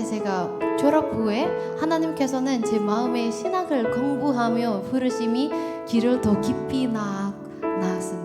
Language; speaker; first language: Korean; non-native, learner; Indonesian